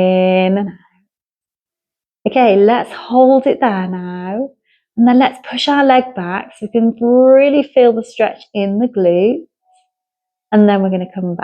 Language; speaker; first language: English; native; English